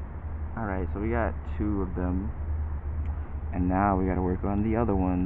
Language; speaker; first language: English; native; English